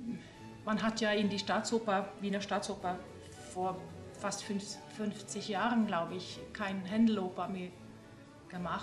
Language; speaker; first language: German; non-native, fluent; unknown